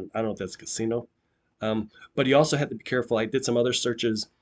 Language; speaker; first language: English; native; English